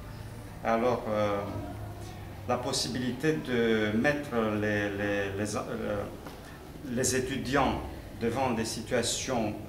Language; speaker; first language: French; non-native, fluent; Romanian